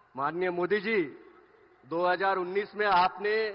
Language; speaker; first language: Hindi; non-native, local second language; Marathi